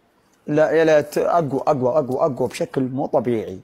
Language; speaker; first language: Arabic; native; Arabic